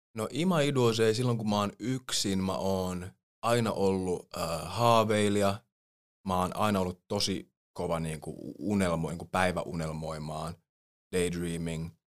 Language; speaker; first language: Finnish; early bilingual, other home language; English